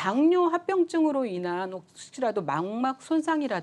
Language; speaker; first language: Korean; native; Korean